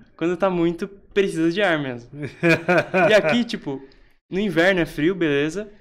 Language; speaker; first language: Portuguese; native; Portuguese